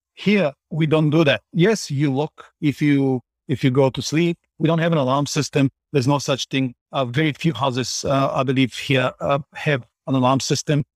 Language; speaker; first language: English; non-native, fluent; Bulgarian